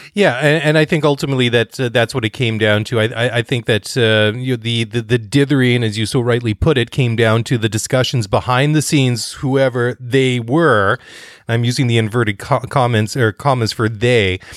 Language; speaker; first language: English; native; English